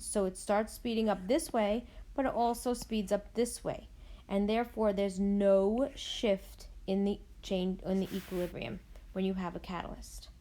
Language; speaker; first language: English; native; English